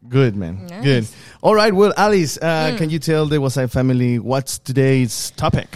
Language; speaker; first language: English; non-native, fluent; Spanish